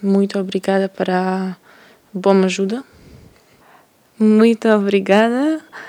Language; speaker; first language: Portuguese; non-native, learner; English